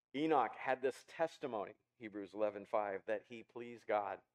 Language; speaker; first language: English; native; English